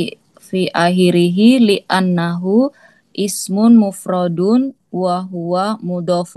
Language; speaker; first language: Arabic; non-native, learner; Indonesian